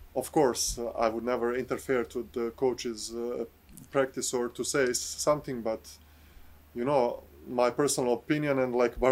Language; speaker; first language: English; non-native, fluent; Bosnian